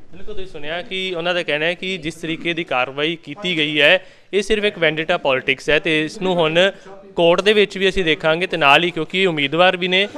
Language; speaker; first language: Punjabi; native; Punjabi